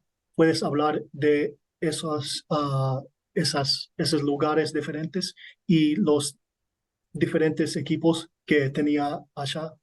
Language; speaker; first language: Spanish; non-native, learner; English